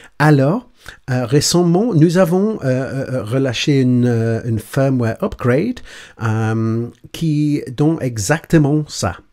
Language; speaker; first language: French; non-native, learner; English